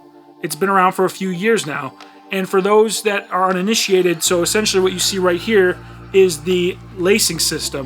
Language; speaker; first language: English; native; English